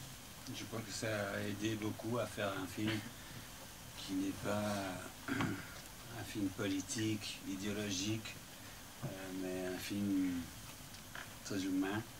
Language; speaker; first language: French; non-native, fluent; English